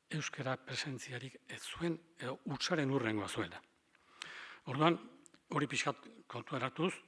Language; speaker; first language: Basque; native; Basque